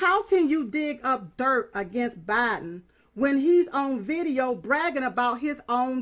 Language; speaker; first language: English; native; English